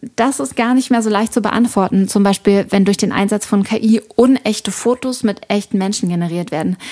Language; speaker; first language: German; native; German